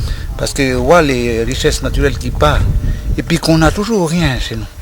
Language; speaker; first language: French; non-native, local second language; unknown